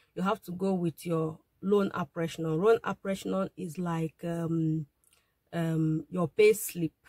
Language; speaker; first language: English; non-native, local second language; Igbo